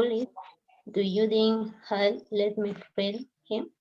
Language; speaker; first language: English; non-native, learner; Spanish